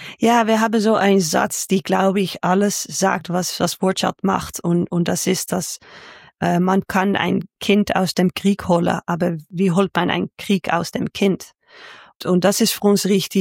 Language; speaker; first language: German; non-native, learner; Dutch